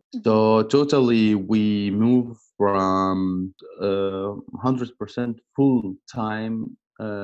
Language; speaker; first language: English; non-native, learner; Arabic